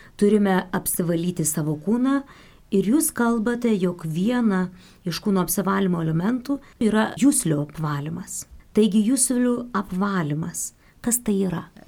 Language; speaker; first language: Lithuanian; native; Lithuanian